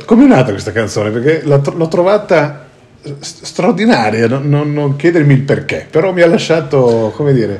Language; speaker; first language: Italian; native; Italian